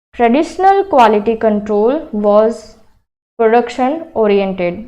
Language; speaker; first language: English; non-native, local second language; Gujarati